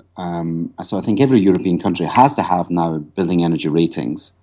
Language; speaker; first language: English; native; English